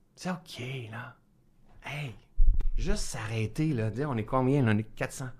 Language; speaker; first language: French; native; French